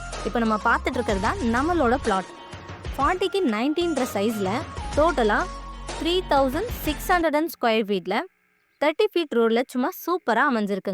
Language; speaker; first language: Tamil; native; Tamil